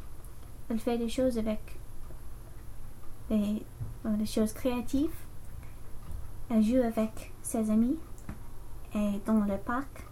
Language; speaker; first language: French; non-native, learner; English